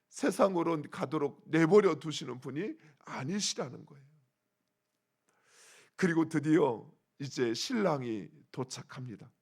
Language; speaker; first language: Korean; native; Korean